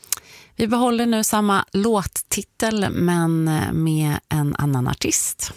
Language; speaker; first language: Swedish; native; Swedish